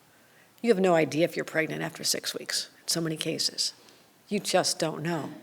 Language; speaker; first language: English; native; English